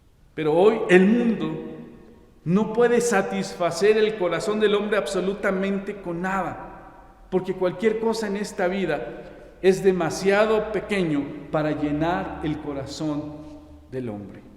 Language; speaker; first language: Spanish; native; Spanish